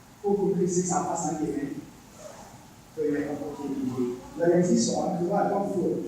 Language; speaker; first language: Thai; non-native, learner; English